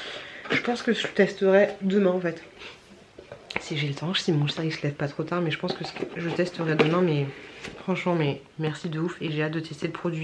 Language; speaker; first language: French; native; French